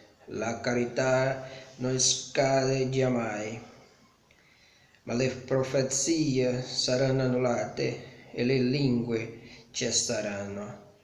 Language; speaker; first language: Italian; non-native, learner; Portuguese